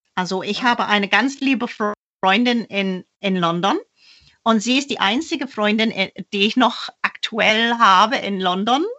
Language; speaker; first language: German; non-native, fluent; English